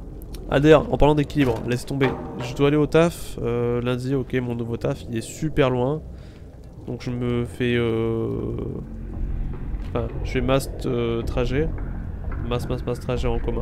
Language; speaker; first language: French; native; French